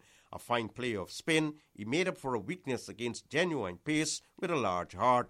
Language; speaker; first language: English; native; English